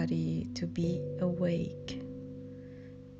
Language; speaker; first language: English; non-native, fluent; Spanish